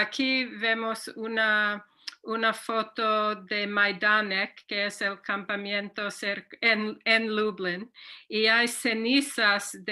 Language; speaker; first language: Spanish; non-native, fluent; English